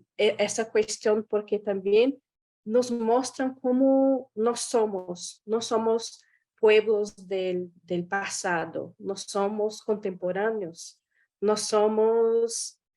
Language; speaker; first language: Spanish; non-native, fluent; Guarani